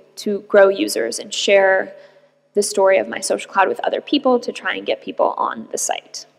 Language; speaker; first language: English; native; English